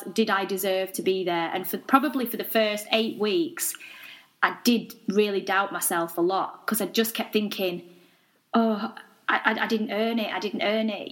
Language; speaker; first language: English; native; English